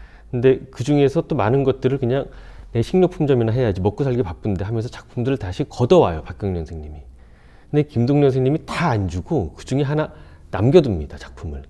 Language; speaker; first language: Korean; native; Korean